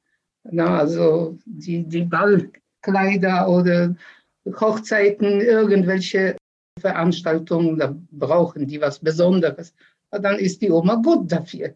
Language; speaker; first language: German; non-native, fluent; Polish